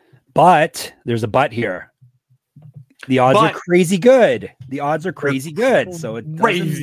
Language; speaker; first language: English; native; English